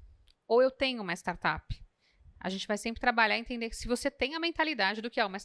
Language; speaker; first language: Portuguese; native; Portuguese